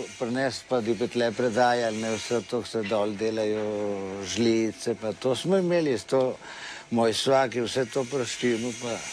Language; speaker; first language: Slovenian; early bilingual, heritage; Spanish